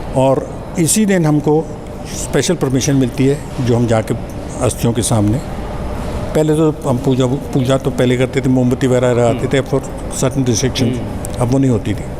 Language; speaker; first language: Hindi; native; Hindi